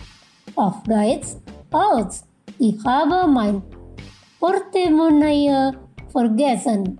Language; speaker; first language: German; non-native, fluent; Indonesian